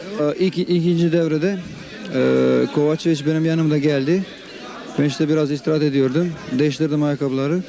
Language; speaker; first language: Turkish; non-native, learner; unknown